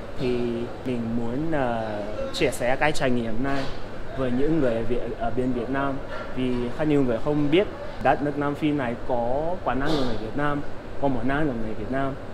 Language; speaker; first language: Vietnamese; non-native, learner; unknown